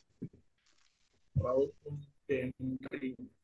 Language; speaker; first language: German; non-native, learner; Indonesian